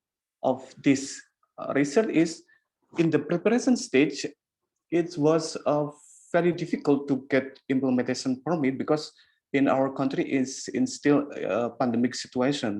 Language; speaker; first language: English; non-native, learner; Indonesian